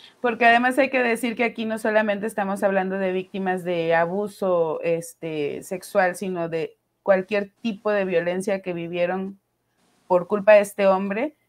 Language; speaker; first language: Spanish; native; Spanish